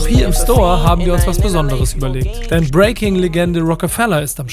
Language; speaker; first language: German; native; German